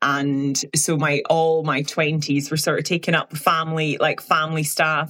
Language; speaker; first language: English; native; English